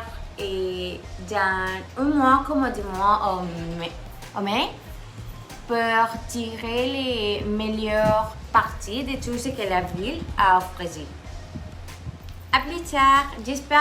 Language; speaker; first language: French; non-native, learner; Spanish